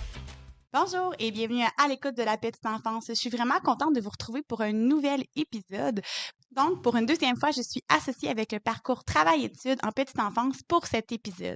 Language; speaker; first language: French; native; French